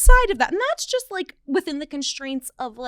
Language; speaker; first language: English; native; English